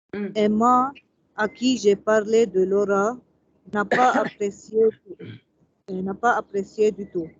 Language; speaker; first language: French; non-native, learner; Arabic